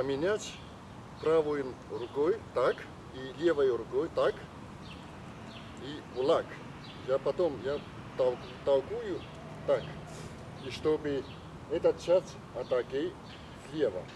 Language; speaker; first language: Russian; non-native, learner; Chinese